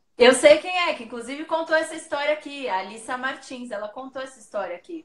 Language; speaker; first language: Portuguese; native; Portuguese